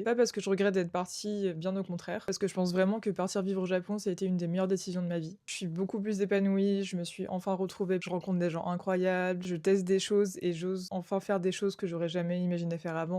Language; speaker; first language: French; native; French